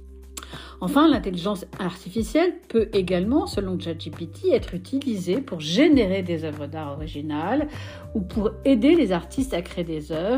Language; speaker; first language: French; native; French